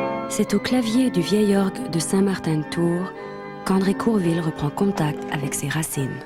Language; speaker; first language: French; native; French